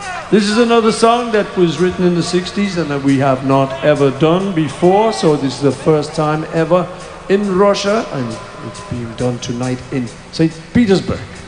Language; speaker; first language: English; native; English